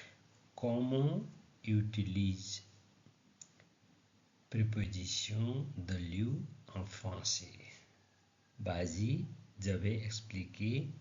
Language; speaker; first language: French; non-native, learner; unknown